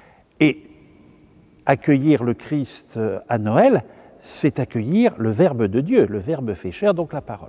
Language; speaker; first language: French; native; French